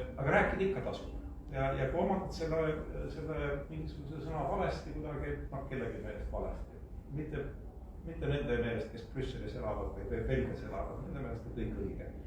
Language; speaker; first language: Estonian; native; Estonian